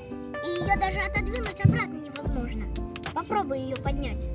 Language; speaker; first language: Russian; native; Russian